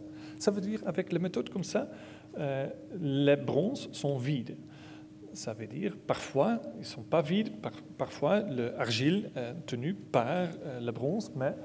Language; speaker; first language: French; non-native, learner; Dutch